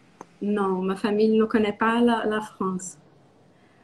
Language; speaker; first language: French; non-native, learner; Portuguese